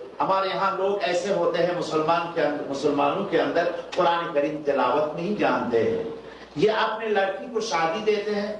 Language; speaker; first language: Urdu; non-native, fluent; Bangla